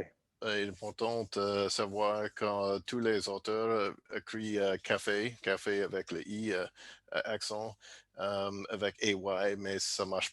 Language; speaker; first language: French; non-native, fluent; English